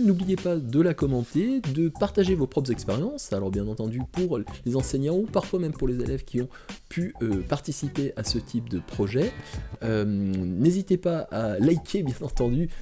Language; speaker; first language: French; native; French